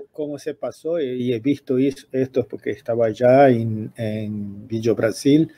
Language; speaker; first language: Portuguese; non-native, fluent; Spanish